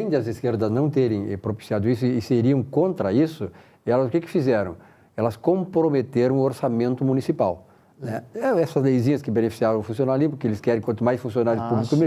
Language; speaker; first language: Portuguese; native; Portuguese